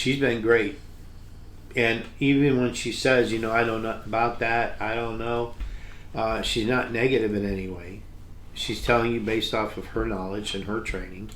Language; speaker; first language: English; native; English